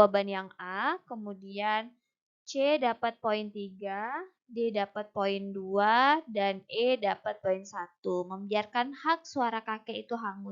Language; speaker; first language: Indonesian; native; Indonesian